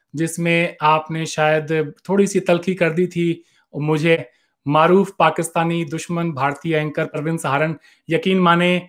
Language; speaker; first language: Hindi; native; Hindi